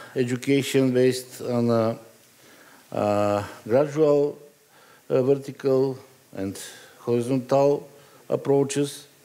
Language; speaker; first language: English; non-native, learner; Bulgarian